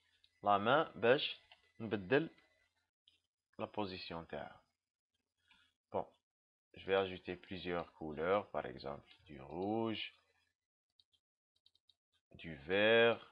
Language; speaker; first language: French; non-native, local second language; Arabic